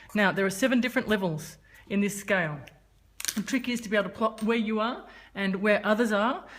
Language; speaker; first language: English; native; English